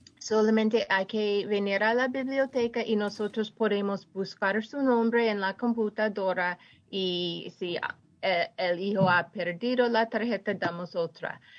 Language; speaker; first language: Spanish; non-native, fluent; English